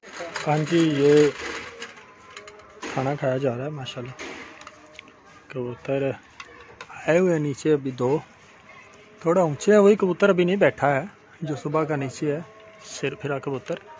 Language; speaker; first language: Hindi; non-native, local second language; Punjabi